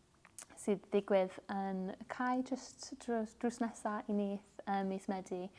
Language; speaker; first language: Welsh; non-native, local second language; English